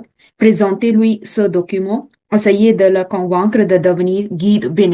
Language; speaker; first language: French; non-native, learner; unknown